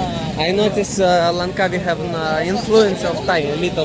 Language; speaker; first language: English; non-native, learner; Russian